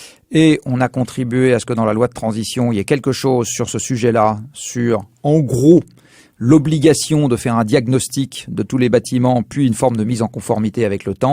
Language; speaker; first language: French; native; French